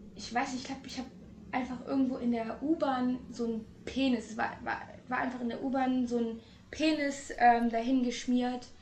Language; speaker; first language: German; native; German